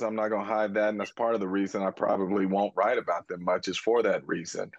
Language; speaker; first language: English; native; English